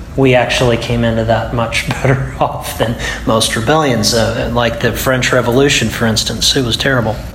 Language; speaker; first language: English; native; English